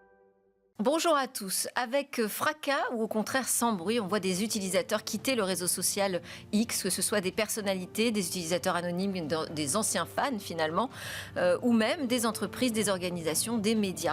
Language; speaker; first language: French; native; French